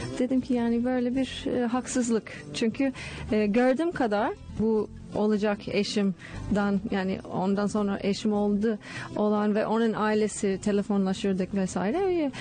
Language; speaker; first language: Turkish; non-native, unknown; English